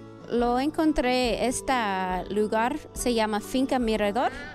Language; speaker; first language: Spanish; non-native, learner; English